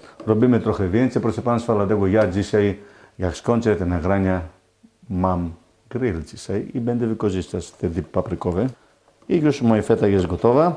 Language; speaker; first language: Polish; non-native, fluent; Greek